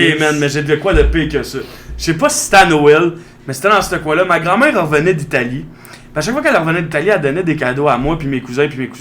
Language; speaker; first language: French; native; French